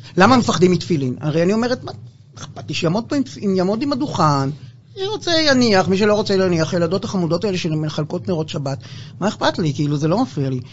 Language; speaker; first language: Hebrew; native; Hebrew